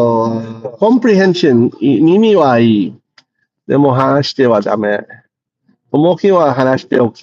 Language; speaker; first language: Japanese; non-native, learner; English